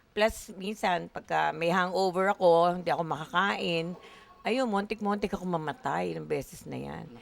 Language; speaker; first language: Filipino; native; Filipino